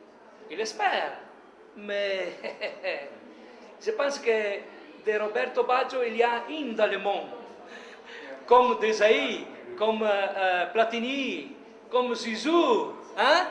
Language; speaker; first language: French; non-native, learner; Italian